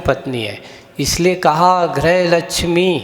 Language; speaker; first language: Hindi; native; Hindi